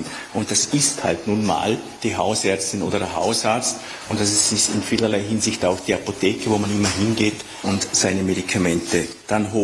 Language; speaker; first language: German; native; German